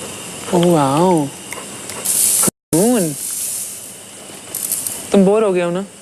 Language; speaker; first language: Hindi; native; Hindi